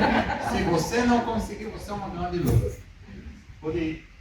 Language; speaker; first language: Portuguese; early bilingual, heritage; Hebrew